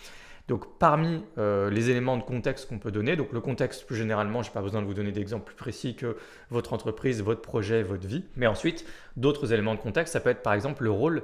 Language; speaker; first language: French; native; French